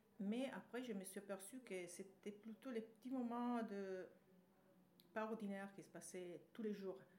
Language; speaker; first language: French; non-native, fluent; Italian